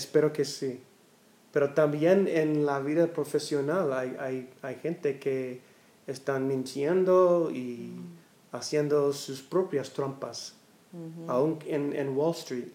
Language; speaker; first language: Spanish; non-native, learner; English